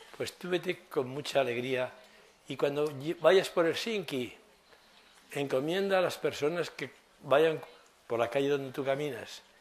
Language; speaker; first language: Spanish; native; Spanish